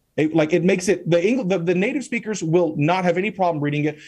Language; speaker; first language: English; native; English